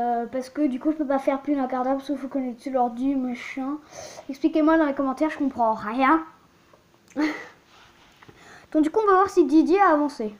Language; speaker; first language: French; native; French